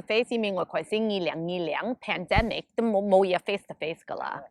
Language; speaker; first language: Cantonese; early bilingual, heritage; Cantonese